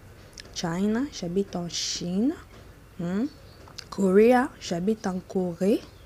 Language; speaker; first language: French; non-native, fluent; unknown